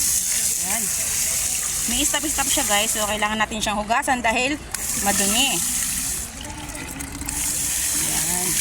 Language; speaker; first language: Filipino; non-native, local second language; Bikol